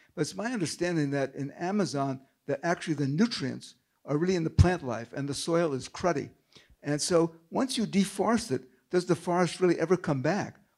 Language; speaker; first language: English; native; English